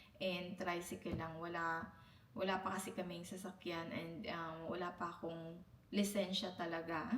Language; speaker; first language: Filipino; non-native, local second language; Cebuano